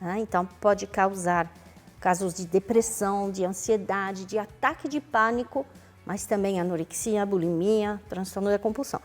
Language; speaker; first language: Portuguese; non-native, fluent; French